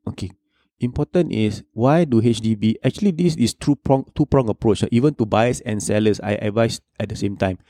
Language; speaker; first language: English; non-native, local second language; Malay